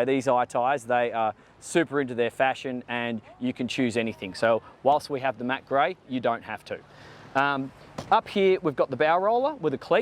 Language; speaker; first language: English; native; English